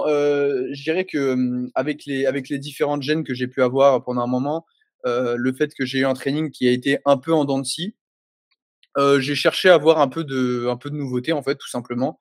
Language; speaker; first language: French; native; French